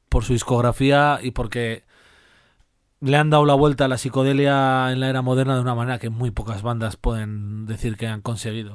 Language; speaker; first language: Spanish; native; Spanish